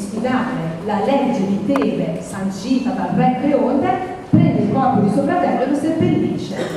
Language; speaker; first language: Italian; native; Italian